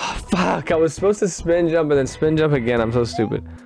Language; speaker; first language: English; native; English